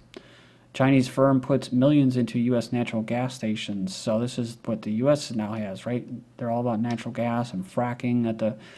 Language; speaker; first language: English; native; English